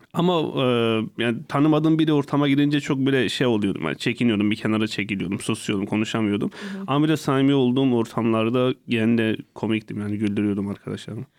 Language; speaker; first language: Turkish; non-native, local second language; Kurdish